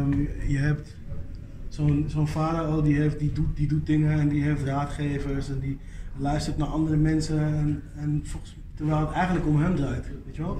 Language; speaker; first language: Dutch; native; Dutch